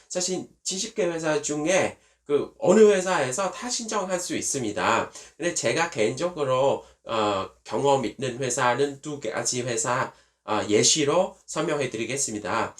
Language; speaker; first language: Korean; non-native, fluent; Vietnamese